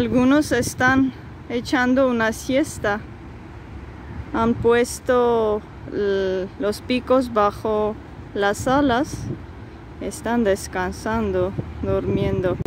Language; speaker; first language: Spanish; non-native, fluent; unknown